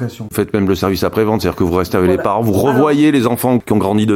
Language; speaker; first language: French; native; French